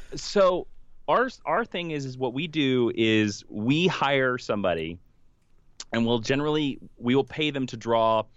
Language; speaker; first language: English; native; English